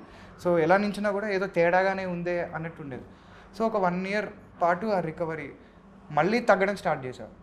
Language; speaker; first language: Telugu; native; Telugu